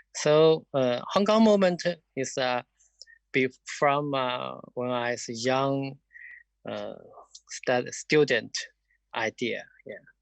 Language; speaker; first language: English; non-native, learner; Chinese